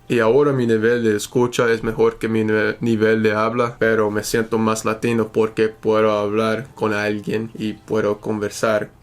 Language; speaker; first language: Spanish; non-native, fluent; English